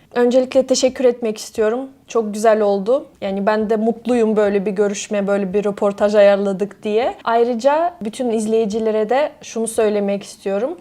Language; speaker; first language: Turkish; non-native, fluent; Russian